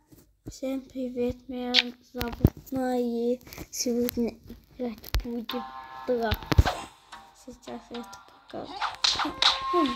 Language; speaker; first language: Russian; non-native, learner; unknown